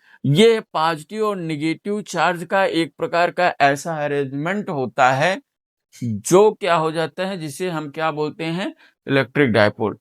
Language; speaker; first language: Hindi; native; Hindi